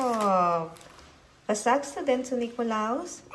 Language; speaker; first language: German; non-native, fluent; Filipino